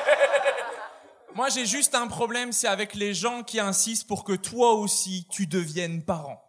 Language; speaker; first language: French; native; French